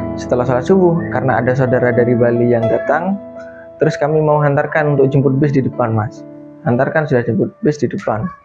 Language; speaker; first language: Indonesian; non-native, local second language; Madurese